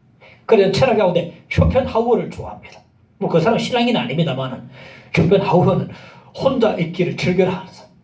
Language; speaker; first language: Korean; native; Korean